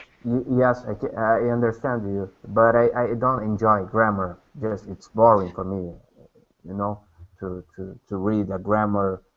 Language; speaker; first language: English; non-native, learner; Portuguese